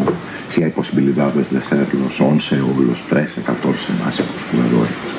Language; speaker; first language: Spanish; non-native, fluent; Greek